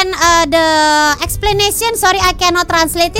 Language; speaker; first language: English; non-native, learner; Indonesian